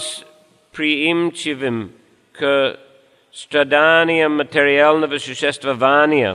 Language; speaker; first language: Russian; non-native, fluent; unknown